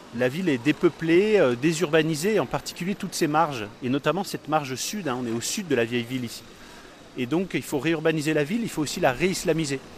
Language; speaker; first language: French; native; French